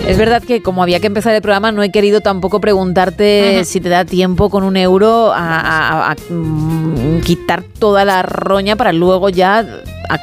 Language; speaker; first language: Spanish; native; Spanish